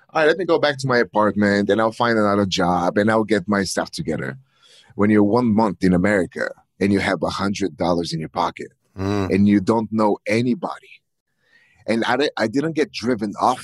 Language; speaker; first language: English; non-native, fluent; Bulgarian